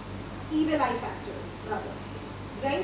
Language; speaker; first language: English; non-native, local second language; Hindi